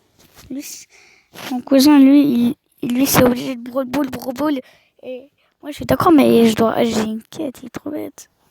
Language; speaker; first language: French; native; French